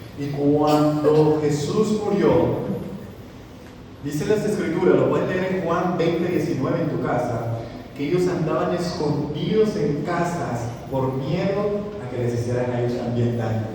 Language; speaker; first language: Spanish; native; Spanish